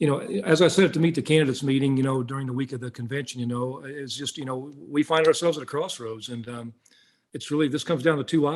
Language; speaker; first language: English; native; English